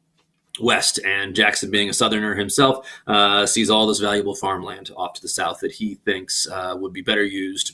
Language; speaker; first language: English; native; English